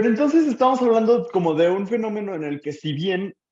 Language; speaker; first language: Spanish; native; Spanish